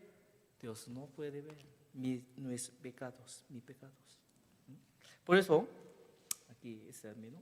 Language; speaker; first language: Spanish; non-native, learner; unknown